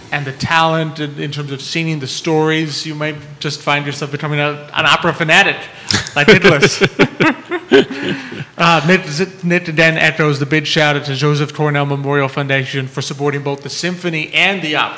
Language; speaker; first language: English; native; English